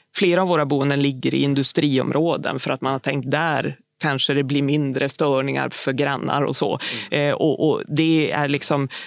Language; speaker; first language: Swedish; native; Swedish